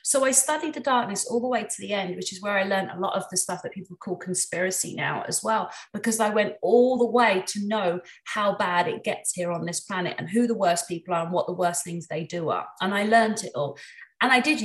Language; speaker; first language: English; native; English